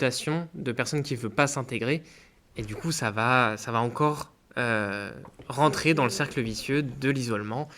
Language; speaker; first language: French; native; French